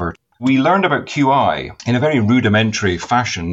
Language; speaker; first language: English; native; English